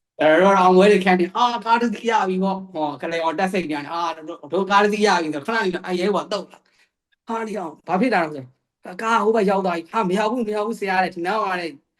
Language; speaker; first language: Burmese; native; Burmese